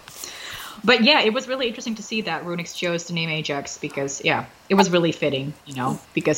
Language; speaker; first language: English; non-native, fluent; Dutch